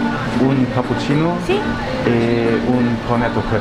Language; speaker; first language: Italian; non-native, learner; German